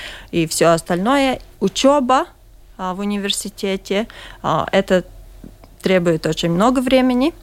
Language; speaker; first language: Russian; non-native, local second language; Latvian